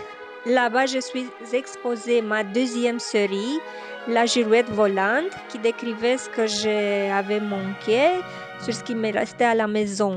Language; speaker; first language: French; non-native, fluent; Romanian